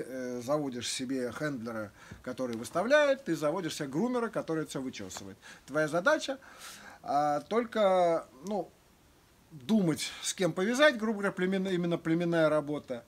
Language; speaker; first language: Russian; native; Russian